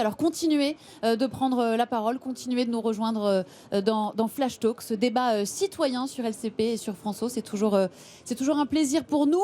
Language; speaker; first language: French; native; French